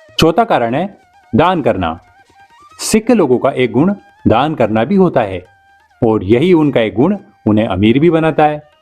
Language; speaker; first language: Hindi; native; Hindi